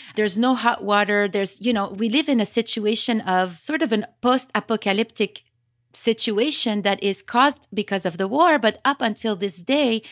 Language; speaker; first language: English; early bilingual, other home language; Arabic